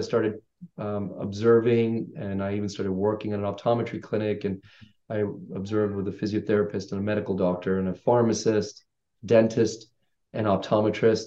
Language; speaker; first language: English; native; English